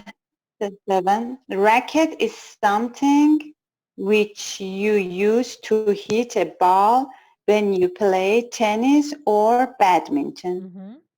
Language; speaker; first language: English; non-native, learner; Persian